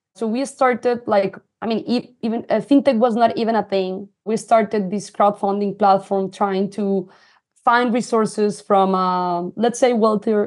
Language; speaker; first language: English; non-native, fluent; Spanish